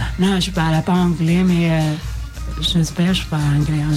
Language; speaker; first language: French; non-native, learner; Oromo